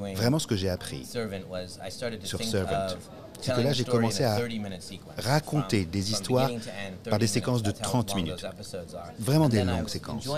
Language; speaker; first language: French; non-native, fluent; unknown